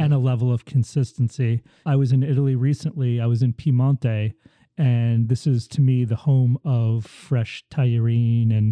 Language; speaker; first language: English; native; English